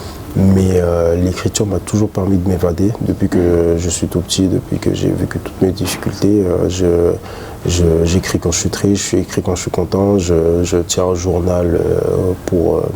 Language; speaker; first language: French; early bilingual, other home language; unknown